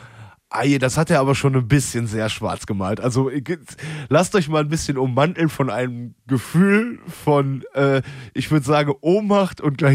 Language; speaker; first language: German; native; German